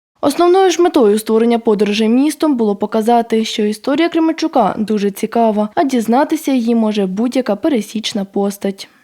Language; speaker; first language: Ukrainian; native; Ukrainian